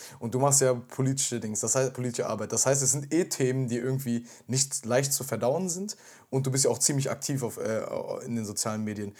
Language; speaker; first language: German; early bilingual, other home language; Turkish